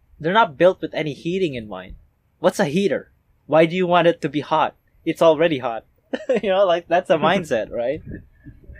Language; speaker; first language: English; non-native, local second language; Filipino